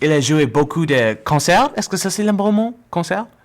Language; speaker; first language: French; non-native, learner; English